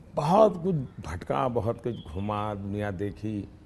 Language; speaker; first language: Hindi; non-native, local second language; Gujarati